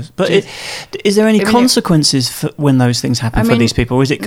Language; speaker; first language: English; native; English